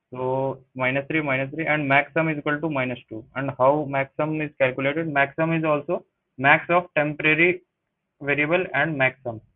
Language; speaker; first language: English; non-native, local second language; Hindi